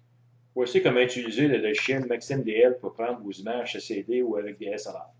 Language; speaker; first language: French; native; French